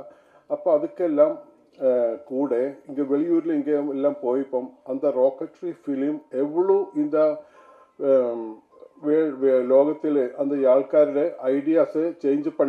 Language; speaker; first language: Tamil; non-native, learner; Malayalam